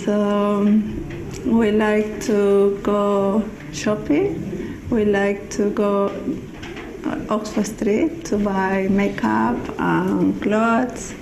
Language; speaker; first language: English; non-native, learner; Spanish